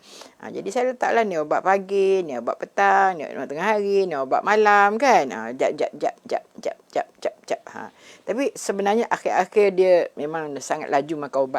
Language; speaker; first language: Malay; native; Malay